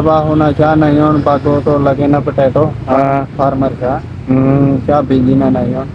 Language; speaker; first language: Filipino; non-native, learner; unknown